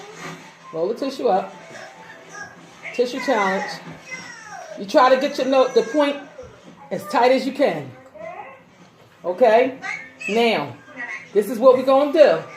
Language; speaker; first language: English; native; English